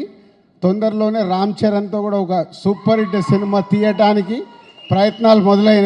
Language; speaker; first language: Telugu; native; Telugu